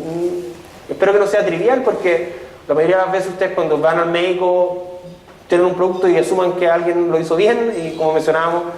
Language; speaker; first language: Spanish; native; Spanish